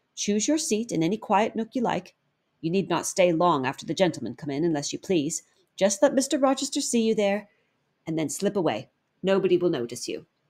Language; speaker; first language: English; native; English